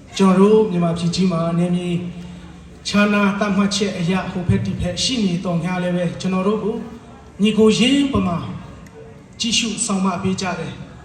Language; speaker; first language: Burmese; non-native, local second language; Hakha Chin